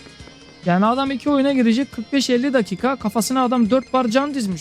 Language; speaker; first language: Turkish; native; Turkish